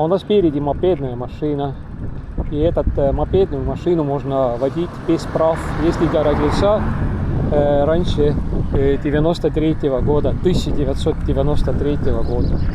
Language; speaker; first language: Russian; non-native, local second language; Estonian